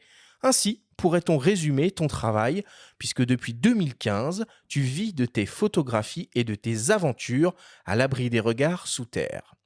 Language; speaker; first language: French; native; French